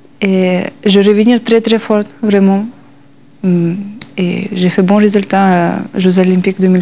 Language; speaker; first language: French; non-native, learner; Russian